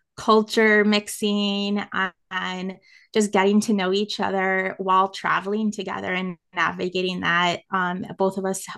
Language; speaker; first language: English; native; English